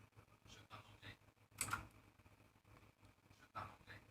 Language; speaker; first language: French; non-native, learner; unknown